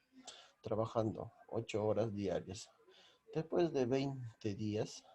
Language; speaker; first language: Spanish; native; Spanish